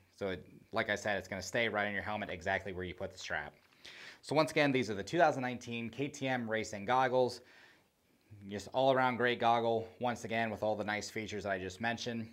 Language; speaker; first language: English; native; English